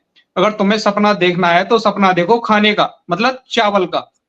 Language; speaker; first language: Hindi; native; Hindi